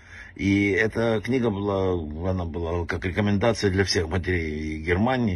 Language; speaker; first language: Russian; native; Russian